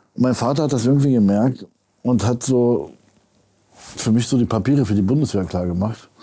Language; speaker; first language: German; early bilingual, other home language; Arabic